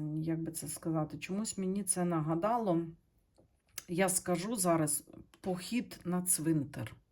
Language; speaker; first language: Ukrainian; non-native, local second language; Russian